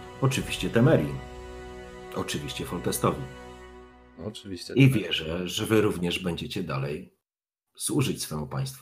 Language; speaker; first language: Polish; native; Polish